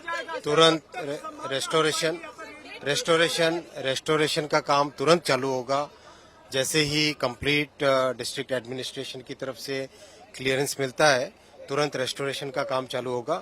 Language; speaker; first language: Hindi; native; Hindi